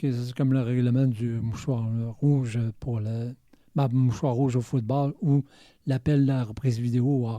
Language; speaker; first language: French; native; French